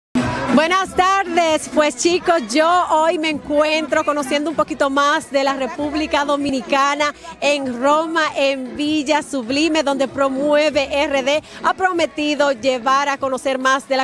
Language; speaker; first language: Spanish; native; Spanish